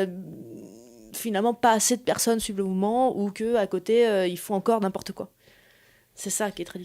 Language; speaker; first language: French; native; French